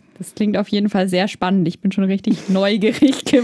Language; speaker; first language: German; native; German